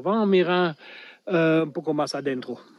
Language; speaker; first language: Spanish; non-native, learner; German